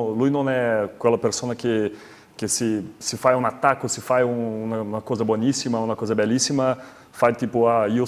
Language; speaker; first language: Italian; non-native, learner; Portuguese